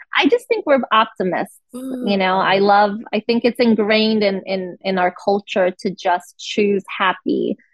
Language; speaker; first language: English; non-native, fluent; Portuguese